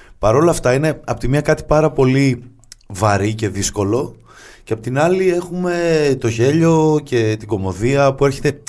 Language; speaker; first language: Greek; native; Greek